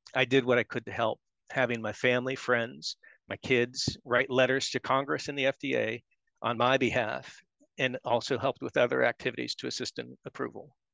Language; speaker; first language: English; native; English